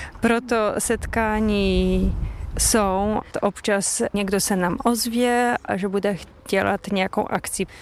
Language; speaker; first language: Czech; non-native, fluent; Polish